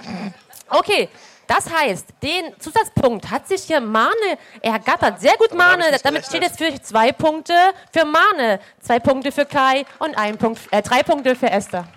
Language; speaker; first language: German; native; German